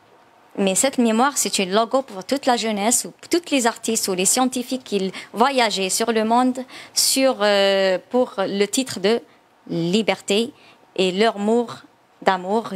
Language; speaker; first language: French; non-native, learner; Chinese